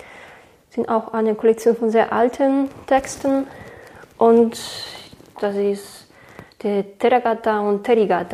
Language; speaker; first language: German; non-native, fluent; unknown